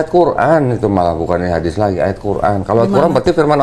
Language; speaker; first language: Indonesian; native; Indonesian